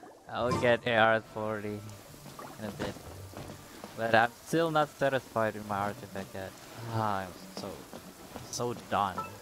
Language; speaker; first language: English; non-native, local second language; Malay